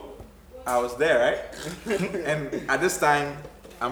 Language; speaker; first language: English; non-native, local second language; Akan